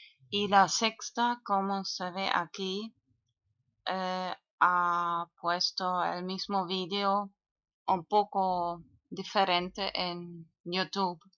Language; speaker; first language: Spanish; non-native, fluent; German